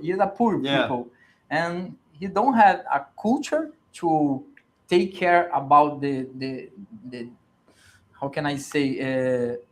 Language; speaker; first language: English; non-native, learner; Portuguese